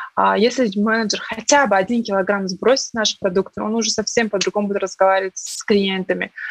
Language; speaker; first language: Russian; non-native, local second language; Uzbek